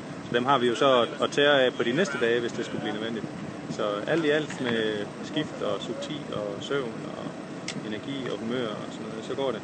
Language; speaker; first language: Danish; native; Danish